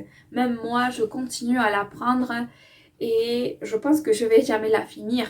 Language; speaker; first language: French; non-native, fluent; Spanish